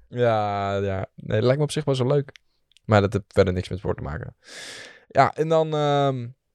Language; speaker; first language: Dutch; native; Dutch